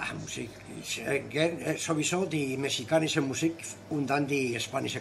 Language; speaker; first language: German; non-native, fluent; Spanish